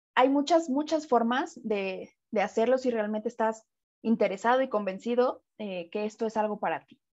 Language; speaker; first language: Spanish; native; Spanish